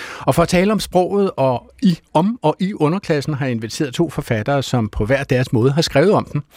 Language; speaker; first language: Danish; native; Danish